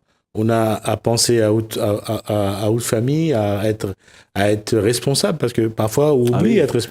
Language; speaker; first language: French; non-native, local second language; Réunion Creole French